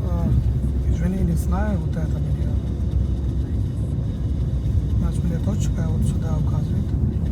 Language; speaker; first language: Russian; non-native, learner; Hindi